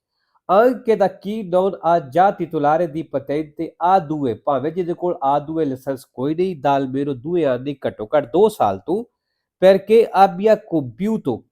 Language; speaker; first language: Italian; non-native, fluent; Punjabi